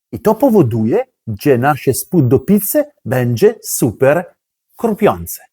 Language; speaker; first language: Polish; non-native, learner; Italian